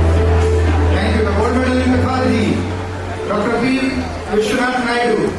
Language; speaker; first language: English; non-native, local second language; Telugu